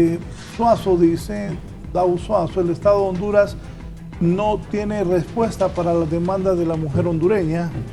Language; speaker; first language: Spanish; native; Spanish